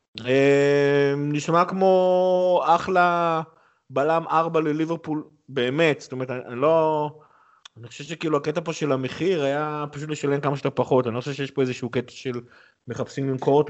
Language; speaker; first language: Hebrew; native; Hebrew